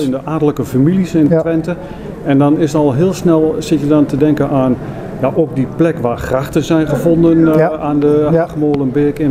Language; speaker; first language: Dutch; native; Dutch